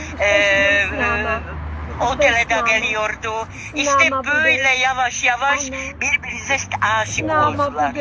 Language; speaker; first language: Turkish; non-native, learner; Czech